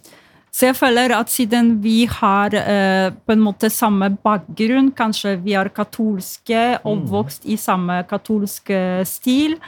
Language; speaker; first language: Norwegian; non-native, fluent; Polish